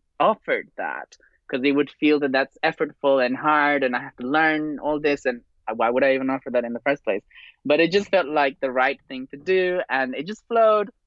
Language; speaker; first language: English; non-native, fluent; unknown